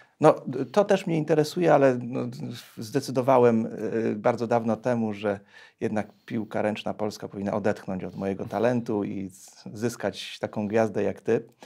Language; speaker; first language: Polish; native; Polish